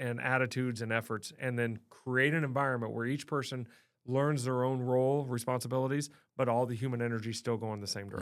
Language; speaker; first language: English; native; English